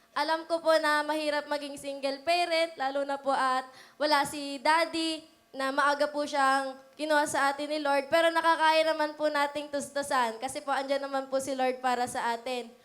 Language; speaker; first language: Filipino; native; Filipino